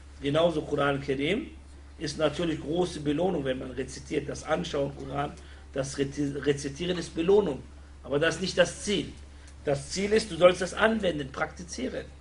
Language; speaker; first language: German; non-native, fluent; Arabic